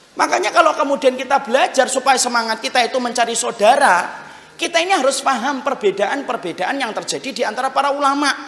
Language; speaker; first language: Indonesian; native; Indonesian